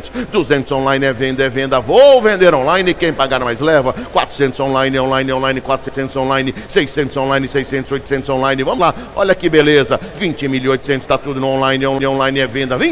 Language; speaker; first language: Portuguese; native; Portuguese